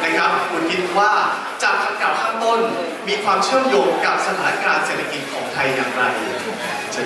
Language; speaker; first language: Thai; native; Thai